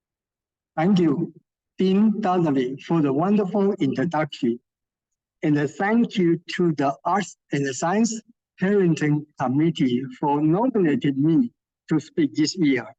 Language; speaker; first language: English; non-native, fluent; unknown